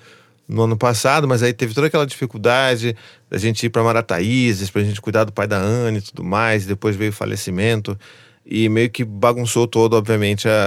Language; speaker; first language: Portuguese; native; Portuguese